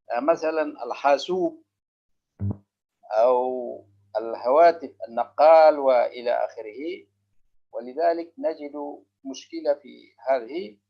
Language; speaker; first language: Arabic; non-native, local second language; Indonesian